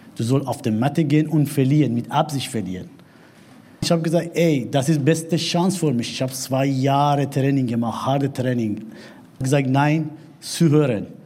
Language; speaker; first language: German; non-native, learner; Persian